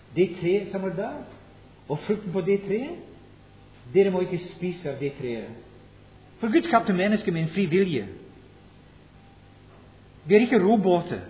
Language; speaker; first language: Norwegian; non-native, fluent; English